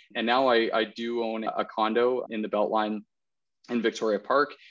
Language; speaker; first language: English; native; English